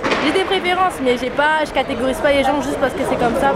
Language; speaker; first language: French; native; French